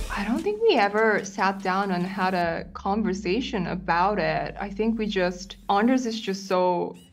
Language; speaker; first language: English; non-native, fluent; Japanese